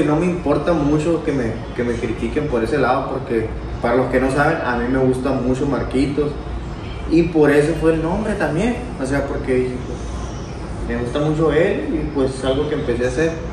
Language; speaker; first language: Spanish; native; Spanish